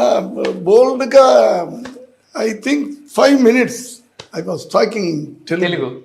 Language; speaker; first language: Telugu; non-native, learner; Tamil